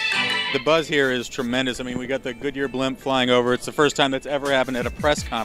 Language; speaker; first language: English; native; English